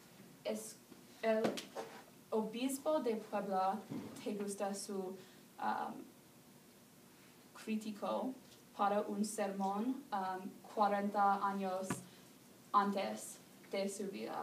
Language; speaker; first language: Spanish; non-native, learner; English